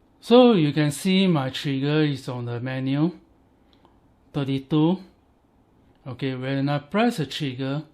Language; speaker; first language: English; non-native, learner; Chinese